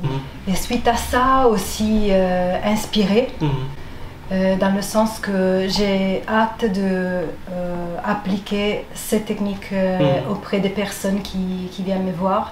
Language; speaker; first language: French; non-native, fluent; Italian